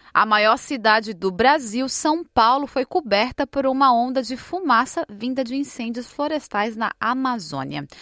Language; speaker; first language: Portuguese; native; Portuguese